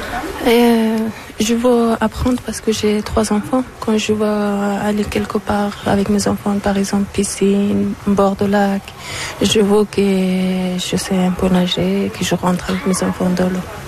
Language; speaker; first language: French; non-native, learner; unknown